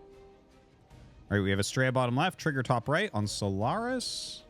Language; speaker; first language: English; native; English